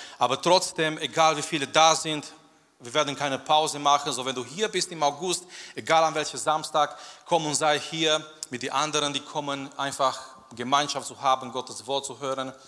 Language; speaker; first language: German; non-native, fluent; Romanian